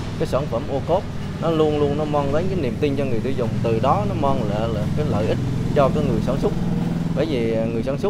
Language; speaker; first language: Vietnamese; native; Vietnamese